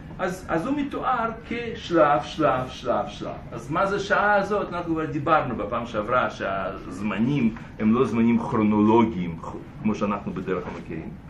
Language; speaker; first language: Hebrew; non-native, fluent; Russian